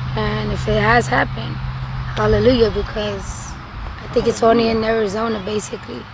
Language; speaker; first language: English; non-native, fluent; Spanish